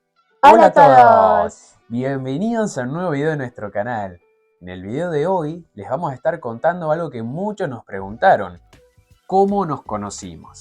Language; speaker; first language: Spanish; native; Spanish